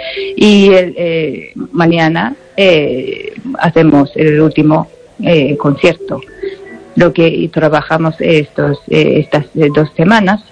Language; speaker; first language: Spanish; non-native, learner; Japanese